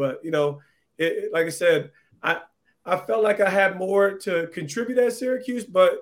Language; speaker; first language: English; native; English